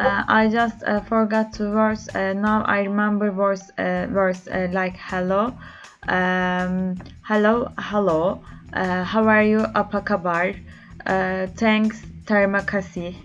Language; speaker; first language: English; non-native, learner; Turkish